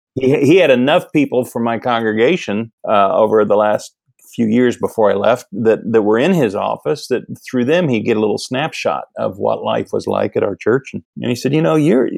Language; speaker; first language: English; native; English